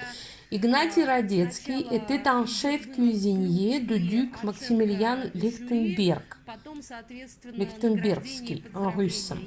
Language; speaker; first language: French; non-native, fluent; Russian